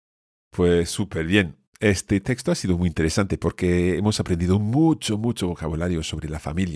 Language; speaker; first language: Spanish; non-native, fluent; English